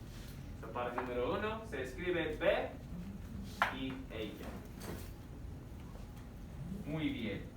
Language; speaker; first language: Spanish; non-native, fluent; English